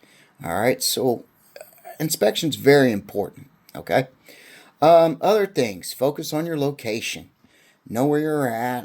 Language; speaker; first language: English; native; English